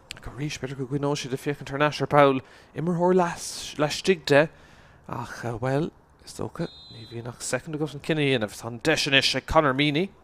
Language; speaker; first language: Irish; native; Irish